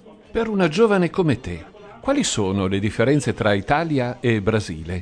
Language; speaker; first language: Italian; native; Italian